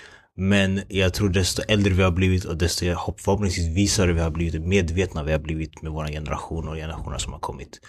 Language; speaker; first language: Swedish; early bilingual, other home language; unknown